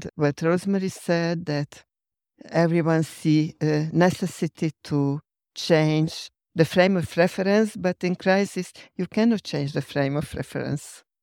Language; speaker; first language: English; non-native, fluent; Hungarian